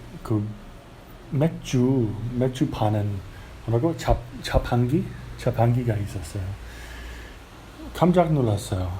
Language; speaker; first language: Korean; non-native, learner; English